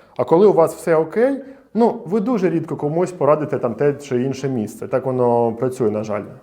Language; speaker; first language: Ukrainian; native; Ukrainian